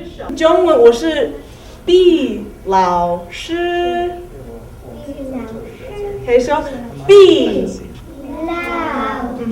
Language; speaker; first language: Chinese; non-native, fluent; English